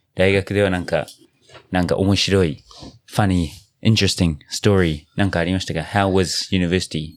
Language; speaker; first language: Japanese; non-native, fluent; English